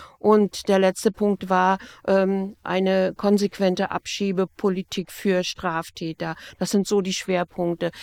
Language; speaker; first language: German; native; German